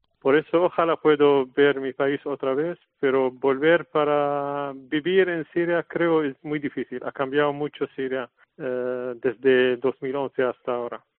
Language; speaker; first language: Spanish; non-native, learner; Arabic